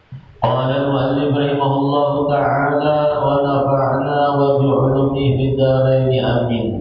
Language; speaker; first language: Arabic; non-native, fluent; Banjar